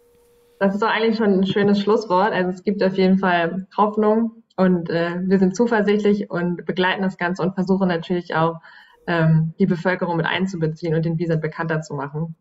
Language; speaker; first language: German; native; German